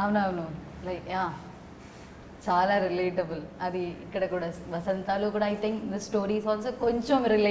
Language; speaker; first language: Telugu; non-native, learner; Malayalam